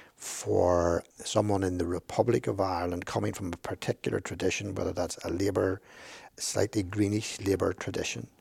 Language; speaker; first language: English; native; English